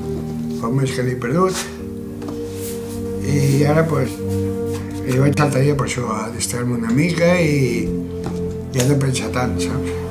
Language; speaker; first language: Catalan; non-native, local second language; Spanish